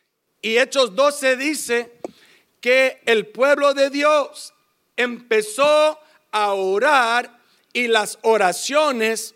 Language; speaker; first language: Spanish; early bilingual, heritage; English